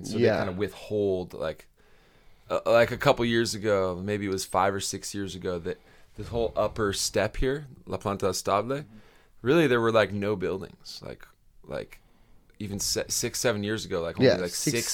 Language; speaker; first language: English; native; English